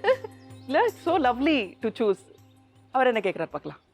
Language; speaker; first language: Tamil; native; Tamil